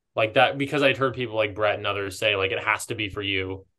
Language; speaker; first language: English; native; English